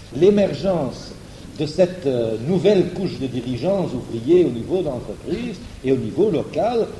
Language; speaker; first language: French; non-native, fluent; German